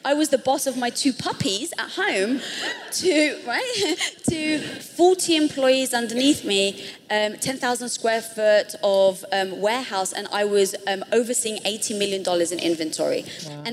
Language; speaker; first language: English; native; English